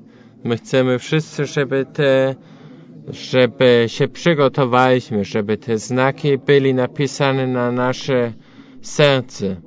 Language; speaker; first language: Polish; non-native, learner; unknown